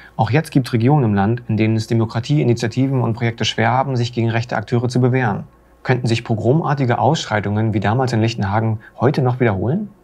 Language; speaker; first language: German; native; German